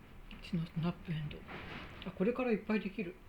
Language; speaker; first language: Japanese; native; Japanese